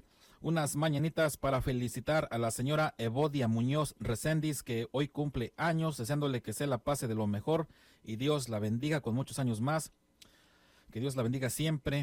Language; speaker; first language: Spanish; native; Spanish